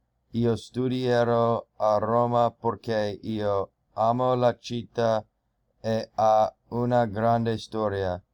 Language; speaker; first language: Italian; non-native, learner; English